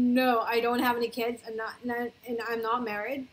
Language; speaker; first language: English; non-native, local second language; Cebuano